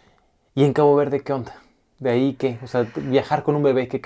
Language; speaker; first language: Spanish; native; Spanish